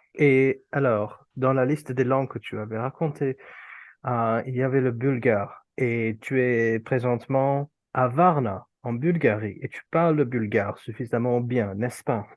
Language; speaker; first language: French; non-native, fluent; Urdu